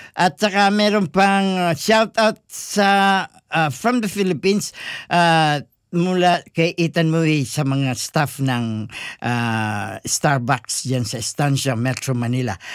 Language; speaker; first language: Filipino; non-native, local second language; Bikol